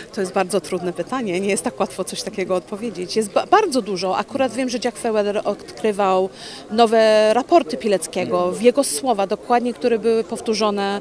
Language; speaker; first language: Polish; early bilingual, heritage; English